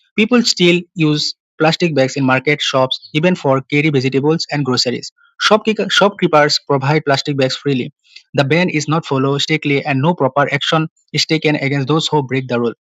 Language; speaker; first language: English; non-native, local second language; Assamese